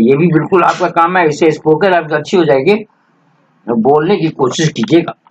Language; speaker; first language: Urdu; native; Urdu